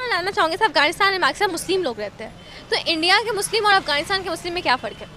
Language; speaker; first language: Hindi; native; Hindi